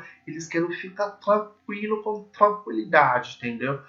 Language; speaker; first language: Portuguese; non-native, learner; English